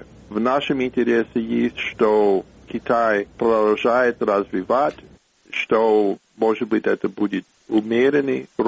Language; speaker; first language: Russian; non-native, fluent; English